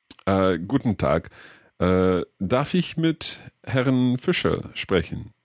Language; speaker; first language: German; non-native, learner; English